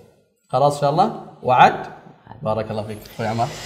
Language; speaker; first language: Arabic; native; Arabic